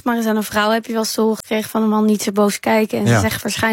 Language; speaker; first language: Dutch; native; Dutch